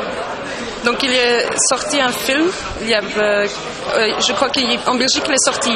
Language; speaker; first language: French; non-native, local second language; Dutch